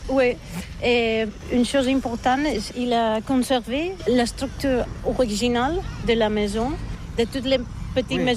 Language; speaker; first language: French; non-native, learner; Catalan